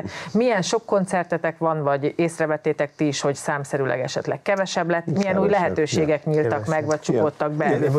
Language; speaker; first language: Hungarian; native; Hungarian